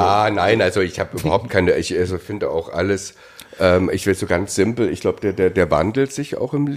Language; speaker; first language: German; native; German